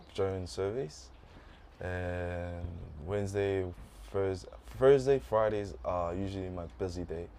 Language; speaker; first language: English; early bilingual, other home language; Tongan